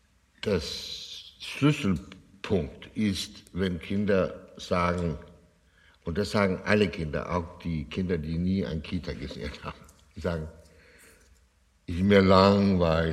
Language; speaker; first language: German; non-native, fluent; Danish